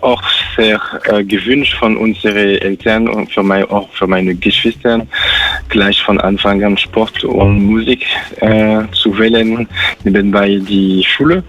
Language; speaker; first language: German; non-native, fluent; French